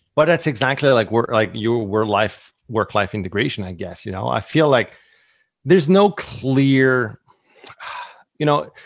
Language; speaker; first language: English; non-native, fluent; French